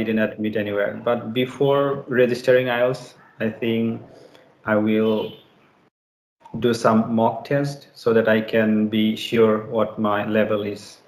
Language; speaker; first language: English; non-native, learner; Bangla